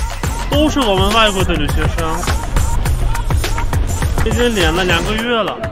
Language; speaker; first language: Chinese; non-native, learner; Turkmen